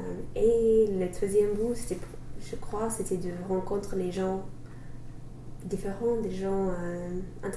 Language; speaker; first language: French; non-native, fluent; English